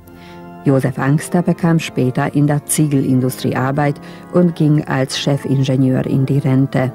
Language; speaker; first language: German; native; German